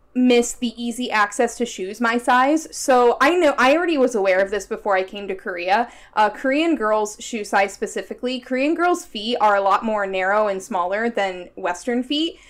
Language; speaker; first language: English; native; English